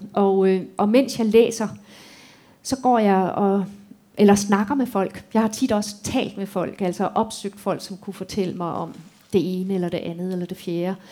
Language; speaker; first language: Danish; native; Danish